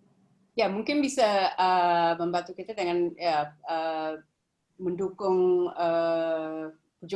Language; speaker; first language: Indonesian; non-native, fluent; English